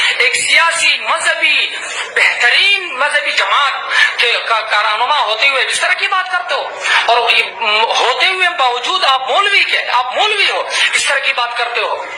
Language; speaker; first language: Urdu; non-native, local second language; Sindhi